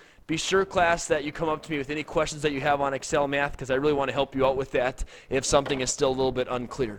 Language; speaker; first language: English; native; English